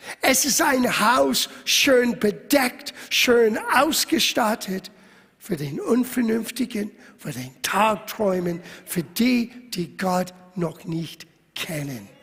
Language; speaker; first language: German; non-native, fluent; English